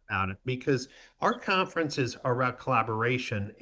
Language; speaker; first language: English; native; English